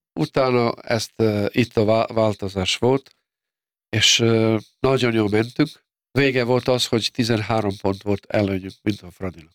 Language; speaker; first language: Hungarian; non-native, fluent; Serbian